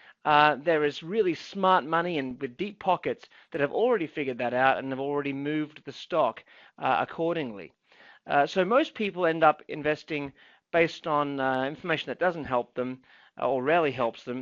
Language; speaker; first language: English; native; English